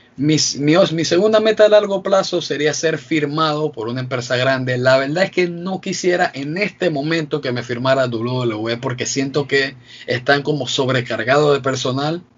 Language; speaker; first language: Spanish; native; Spanish